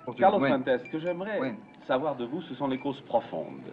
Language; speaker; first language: French; native; French